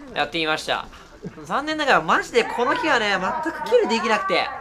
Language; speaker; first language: Japanese; native; Japanese